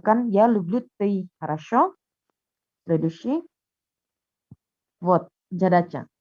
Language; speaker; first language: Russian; non-native, fluent; Indonesian